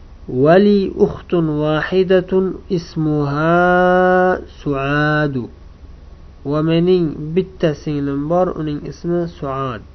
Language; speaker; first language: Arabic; non-native, fluent; Uzbek